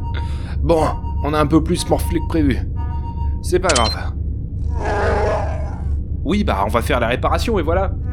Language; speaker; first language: French; native; French